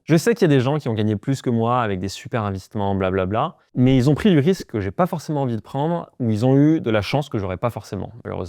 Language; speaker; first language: French; native; French